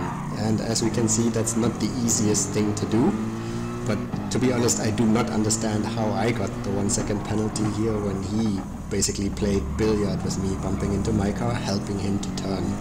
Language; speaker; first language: English; non-native, fluent; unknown